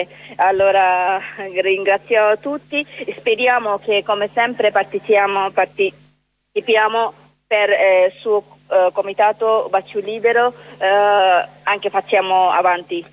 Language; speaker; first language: Italian; non-native, learner; Bangla